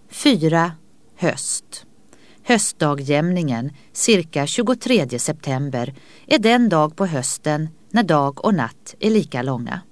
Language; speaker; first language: Swedish; native; Swedish